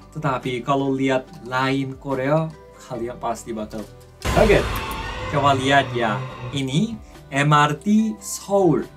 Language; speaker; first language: Indonesian; non-native, fluent; Korean